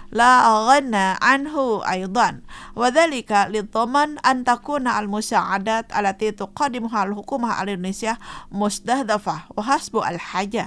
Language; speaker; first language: Arabic; non-native, fluent; Indonesian